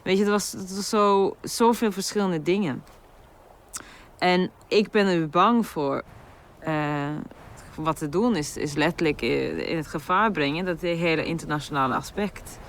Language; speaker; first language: Dutch; non-native, fluent; Norwegian